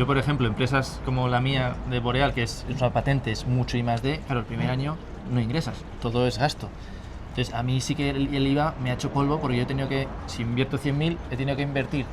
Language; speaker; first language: Spanish; native; Spanish